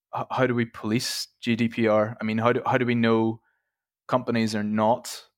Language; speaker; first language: English; native; English